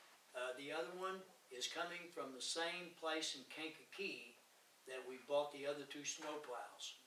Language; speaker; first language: English; native; English